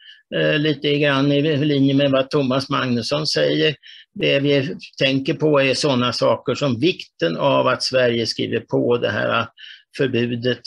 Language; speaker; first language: Swedish; native; Swedish